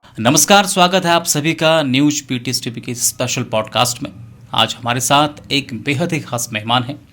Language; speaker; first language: Hindi; native; Hindi